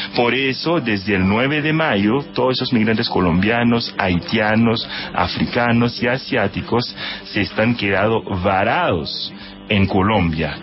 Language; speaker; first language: Spanish; non-native, fluent; Haitian Creole